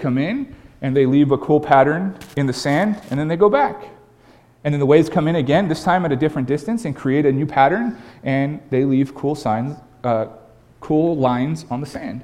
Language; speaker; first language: English; native; English